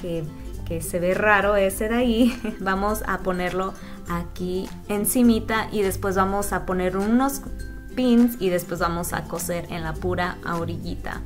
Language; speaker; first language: Spanish; native; Spanish